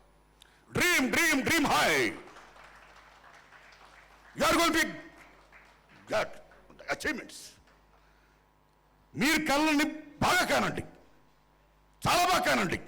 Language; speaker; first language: Telugu; native; Telugu